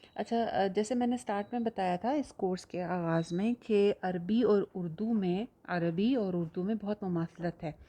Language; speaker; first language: Urdu; native; Urdu